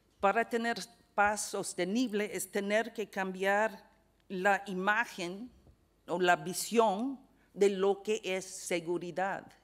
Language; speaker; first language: Spanish; non-native, fluent; English